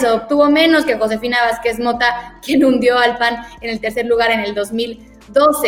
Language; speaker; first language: Spanish; native; Spanish